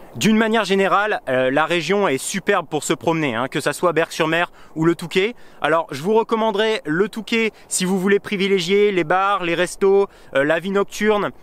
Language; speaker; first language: French; native; French